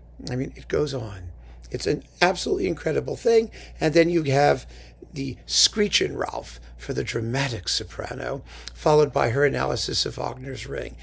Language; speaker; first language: English; native; English